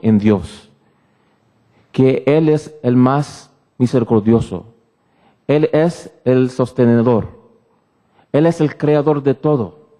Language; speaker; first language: Spanish; early bilingual, heritage; Spanish